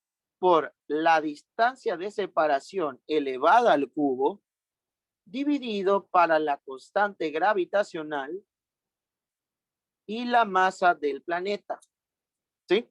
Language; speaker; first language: Spanish; native; Spanish